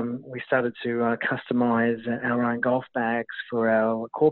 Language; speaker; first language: English; native; English